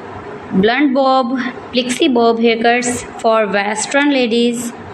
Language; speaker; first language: English; non-native, learner; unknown